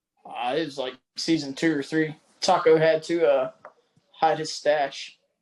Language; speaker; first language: English; native; English